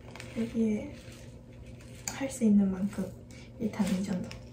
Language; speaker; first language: Korean; non-native, fluent; Japanese